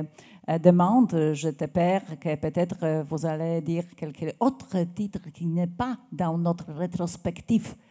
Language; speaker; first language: French; non-native, learner; Polish